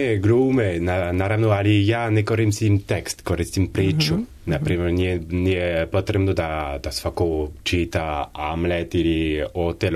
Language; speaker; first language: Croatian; non-native, learner; French